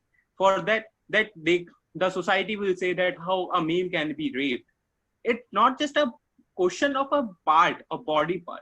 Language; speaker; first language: English; non-native, learner; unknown